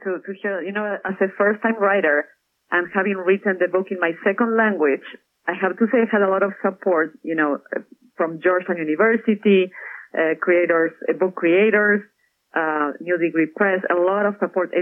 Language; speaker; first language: English; non-native, fluent; Spanish